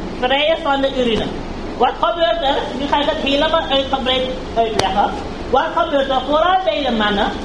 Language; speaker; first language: Dutch; early bilingual, heritage; Urdu